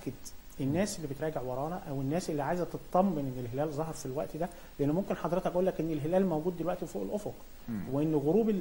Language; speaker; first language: Arabic; native; Arabic